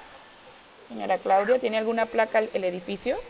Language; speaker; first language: Spanish; native; Spanish